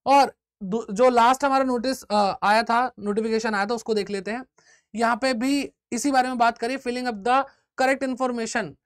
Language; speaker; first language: Hindi; native; Hindi